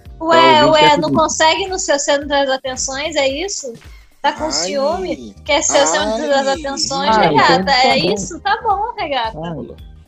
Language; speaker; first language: Portuguese; native; Portuguese